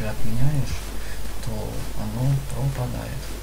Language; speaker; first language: Russian; native; Russian